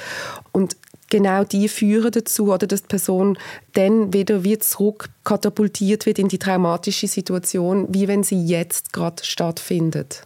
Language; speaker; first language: German; native; German